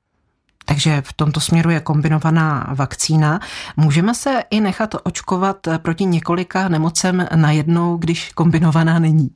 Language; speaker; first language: Czech; native; Czech